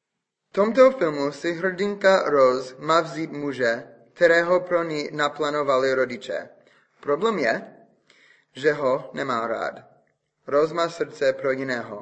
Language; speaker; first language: Czech; non-native, fluent; English